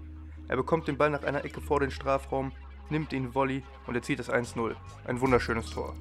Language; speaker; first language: German; native; German